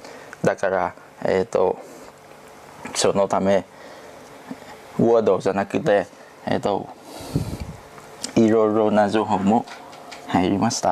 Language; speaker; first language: Japanese; non-native, learner; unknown